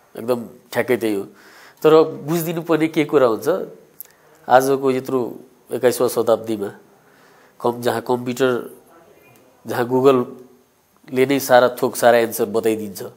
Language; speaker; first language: Nepali; non-native, local second language; Bhojpuri